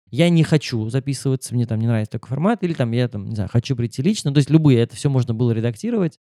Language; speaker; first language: Russian; native; Russian